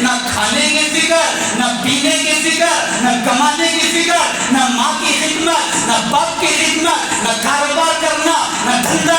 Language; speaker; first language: Urdu; native; Urdu